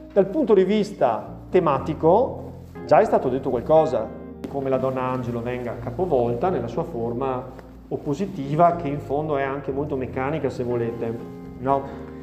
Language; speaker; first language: Italian; native; Italian